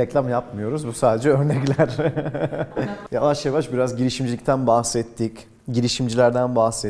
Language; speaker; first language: Turkish; native; Turkish